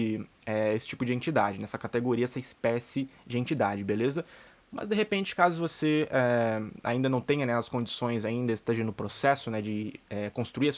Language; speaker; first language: Portuguese; native; Portuguese